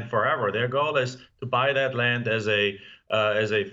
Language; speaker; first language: English; non-native, fluent; German